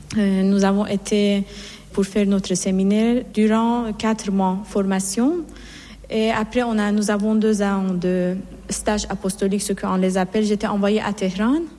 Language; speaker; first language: French; non-native, fluent; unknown